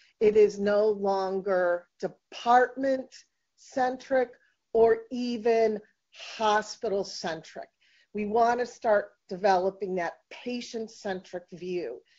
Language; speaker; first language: English; native; English